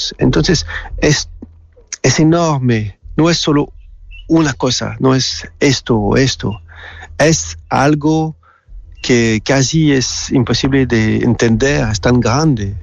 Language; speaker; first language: Spanish; non-native, learner; French